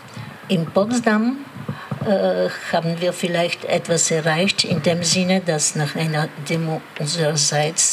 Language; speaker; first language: German; non-native, learner; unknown